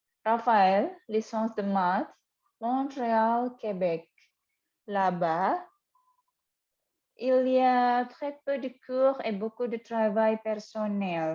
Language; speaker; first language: French; non-native, fluent; Indonesian